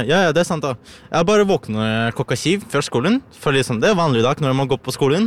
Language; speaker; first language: Norwegian; non-native, learner; Ukrainian